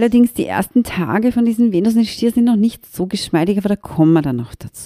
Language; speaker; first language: German; native; German